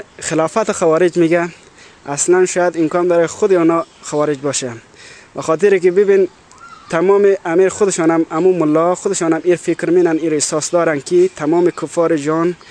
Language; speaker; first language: Persian; native; Persian